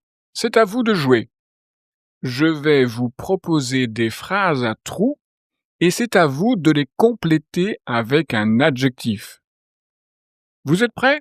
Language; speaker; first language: French; native; French